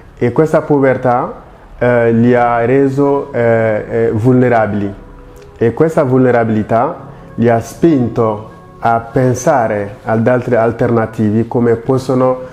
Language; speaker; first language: Italian; non-native, fluent; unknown